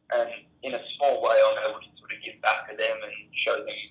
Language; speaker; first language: English; native; English